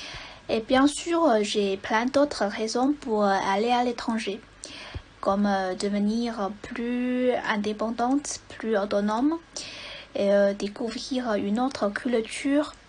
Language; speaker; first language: French; non-native, fluent; Chinese